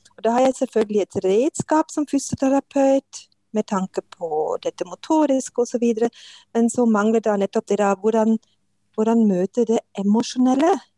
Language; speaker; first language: Norwegian; non-native, fluent; German